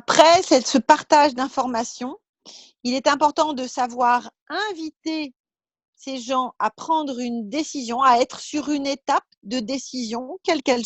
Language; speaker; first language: French; native; French